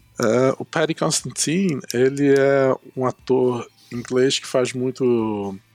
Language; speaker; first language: Portuguese; native; Portuguese